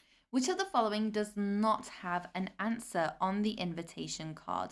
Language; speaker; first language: English; non-native, fluent; Turkish